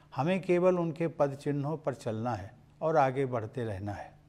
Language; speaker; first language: Hindi; native; Hindi